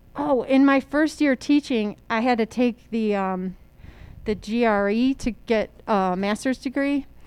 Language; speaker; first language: English; native; English